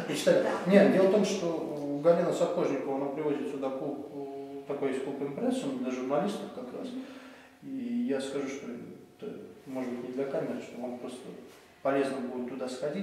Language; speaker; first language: Russian; native; Russian